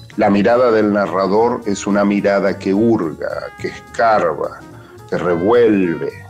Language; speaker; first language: Spanish; native; Spanish